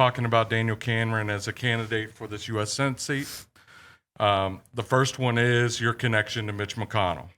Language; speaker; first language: English; native; English